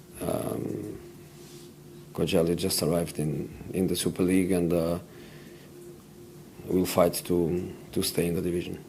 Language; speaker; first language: English; non-native, fluent; Portuguese